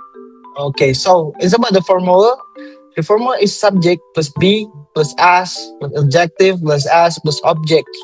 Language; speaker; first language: English; non-native, learner; Indonesian